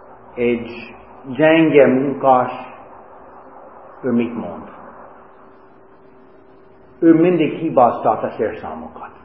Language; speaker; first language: Hungarian; non-native, fluent; English